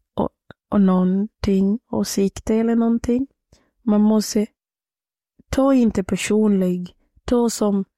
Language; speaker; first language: Swedish; non-native, fluent; Swahili